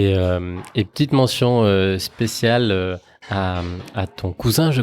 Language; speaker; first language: French; native; French